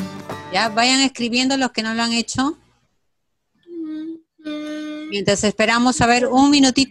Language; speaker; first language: Spanish; native; Spanish